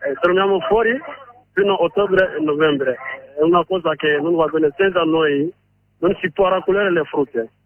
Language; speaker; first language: Italian; non-native, learner; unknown